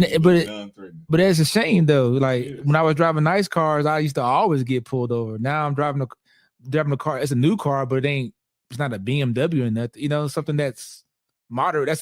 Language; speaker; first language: English; native; English